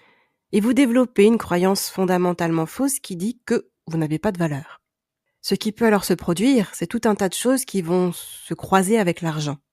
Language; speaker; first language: French; native; French